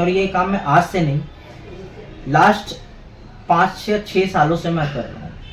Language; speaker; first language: Hindi; native; Hindi